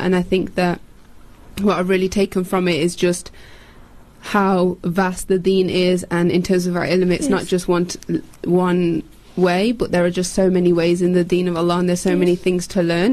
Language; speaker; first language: English; native; English